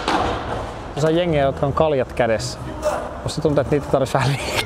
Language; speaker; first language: Finnish; native; Finnish